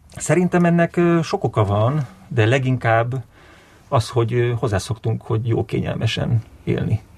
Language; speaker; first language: Hungarian; native; Hungarian